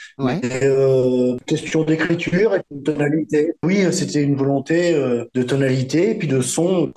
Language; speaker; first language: French; native; French